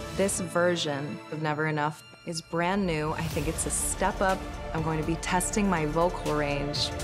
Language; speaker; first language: English; native; English